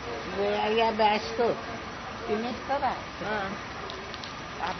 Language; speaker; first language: Hebrew; non-native, fluent; Malayalam